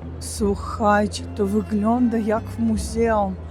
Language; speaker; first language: Polish; non-native, learner; Russian